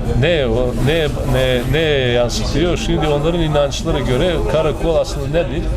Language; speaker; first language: Turkish; non-native, fluent; Serbian